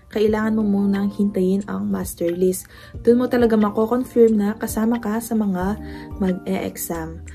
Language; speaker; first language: Filipino; non-native, local second language; Pampanga